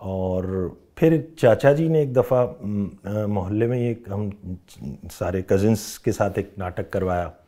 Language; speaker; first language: Hindi; non-native, local second language; Rajasthani